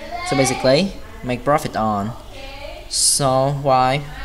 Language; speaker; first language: English; non-native, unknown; Vietnamese